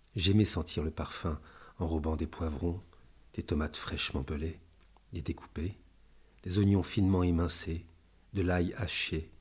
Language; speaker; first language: French; native; French